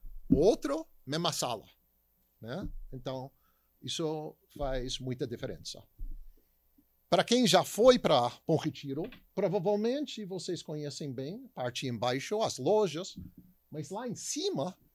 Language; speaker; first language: Portuguese; non-native, fluent; English